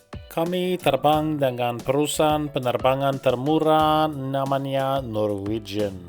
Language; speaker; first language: Indonesian; non-native, fluent; Norwegian